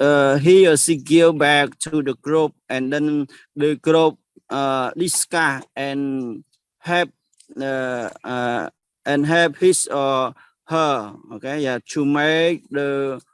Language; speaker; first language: English; non-native, learner; Khmer